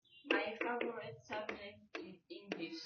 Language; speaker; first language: English; non-native, learner; French